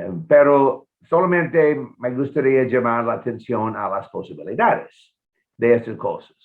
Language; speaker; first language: Spanish; non-native, fluent; English